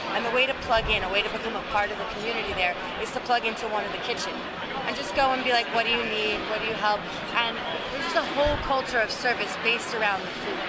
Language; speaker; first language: English; native; English